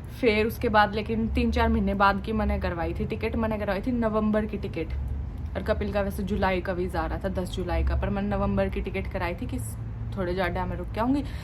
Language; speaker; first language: Hindi; native; Hindi